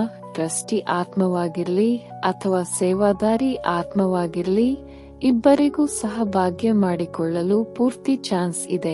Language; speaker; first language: Kannada; native; Kannada